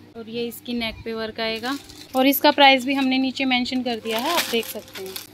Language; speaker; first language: Hindi; native; Hindi